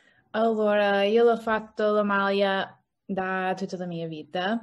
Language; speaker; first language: Italian; non-native, learner; English